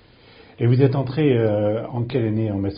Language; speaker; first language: French; native; French